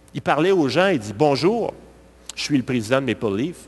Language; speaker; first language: French; native; French